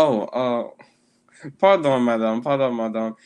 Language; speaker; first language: French; non-native, learner; English